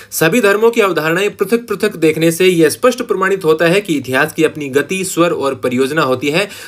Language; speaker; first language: Hindi; native; Hindi